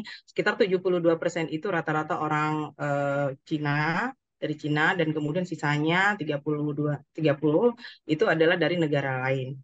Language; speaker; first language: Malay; non-native, fluent; Japanese